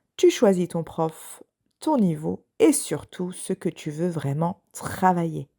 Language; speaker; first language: French; native; French